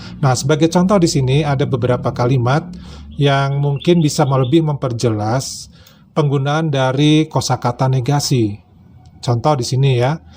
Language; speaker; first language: Indonesian; native; Indonesian